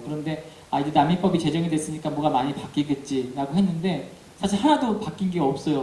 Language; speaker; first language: Korean; native; Korean